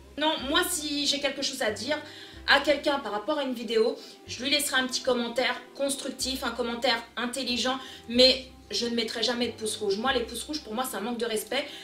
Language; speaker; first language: French; early bilingual, other home language; Portuguese